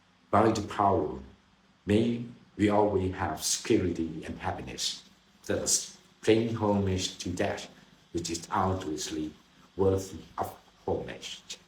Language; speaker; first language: English; non-native, learner; Thai